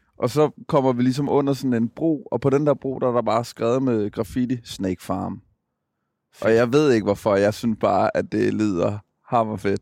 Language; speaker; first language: Danish; native; Danish